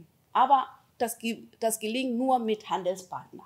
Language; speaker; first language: German; non-native, fluent; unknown